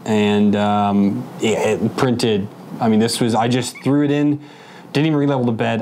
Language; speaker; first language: English; native; English